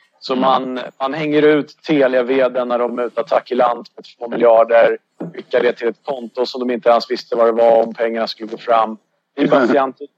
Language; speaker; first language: Swedish; native; Swedish